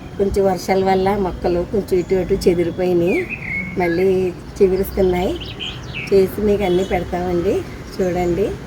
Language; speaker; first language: Telugu; non-native, local second language; Urdu